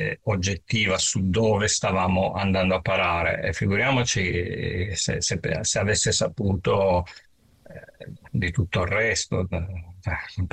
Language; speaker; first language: Italian; native; Italian